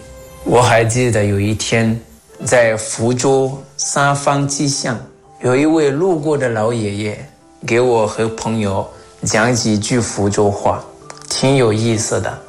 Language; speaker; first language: Chinese; non-native, fluent; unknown